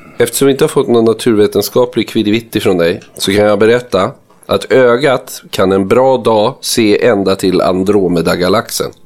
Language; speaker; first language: Swedish; native; Swedish